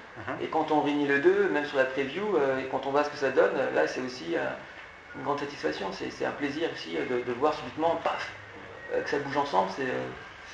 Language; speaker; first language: French; native; French